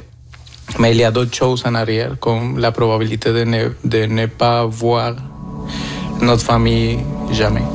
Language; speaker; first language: French; non-native, fluent; Spanish